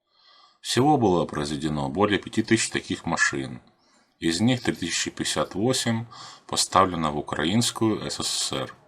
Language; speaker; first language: Russian; native; Russian